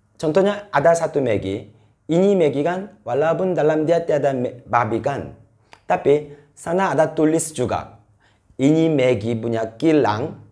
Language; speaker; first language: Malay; non-native, fluent; Korean